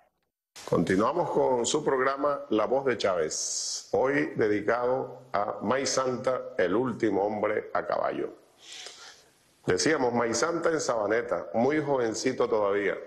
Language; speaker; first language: Spanish; native; Spanish